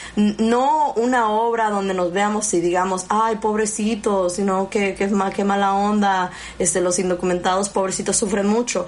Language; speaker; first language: Spanish; early bilingual, heritage; Spanish